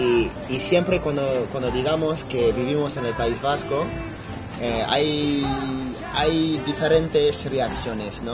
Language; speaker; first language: Spanish; non-native, fluent; English